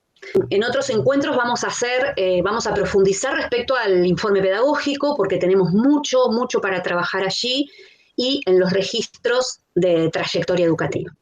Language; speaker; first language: Spanish; native; Spanish